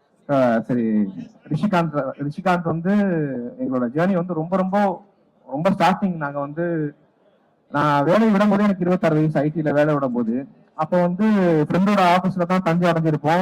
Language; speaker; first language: Tamil; native; Tamil